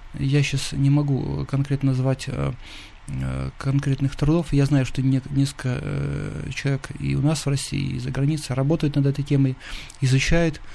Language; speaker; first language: Russian; native; Russian